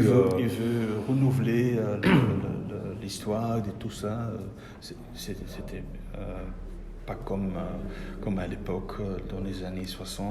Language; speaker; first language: French; non-native, local second language; Dutch